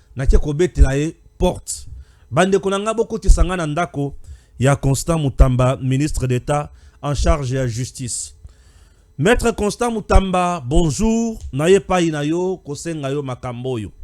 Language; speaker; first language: Lingala; non-native, local second language; Luba-Lulua